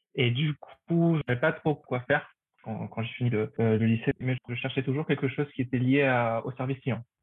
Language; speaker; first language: French; non-native, fluent; Spanish